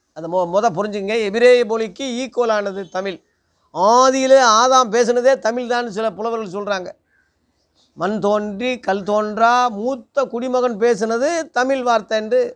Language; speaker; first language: Tamil; non-native, local second language; Telugu